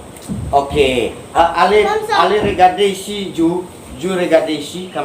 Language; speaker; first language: French; non-native, learner; Indonesian